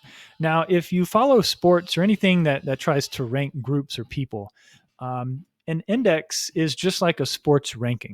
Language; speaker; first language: English; native; English